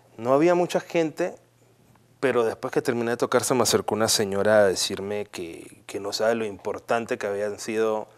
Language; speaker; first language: Spanish; native; Spanish